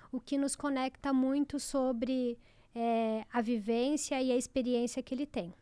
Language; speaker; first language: Portuguese; native; Portuguese